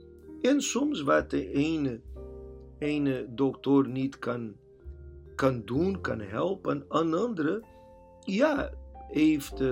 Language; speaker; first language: Dutch; non-native, learner; Portuguese